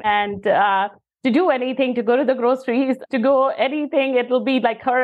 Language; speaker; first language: English; non-native, local second language; Punjabi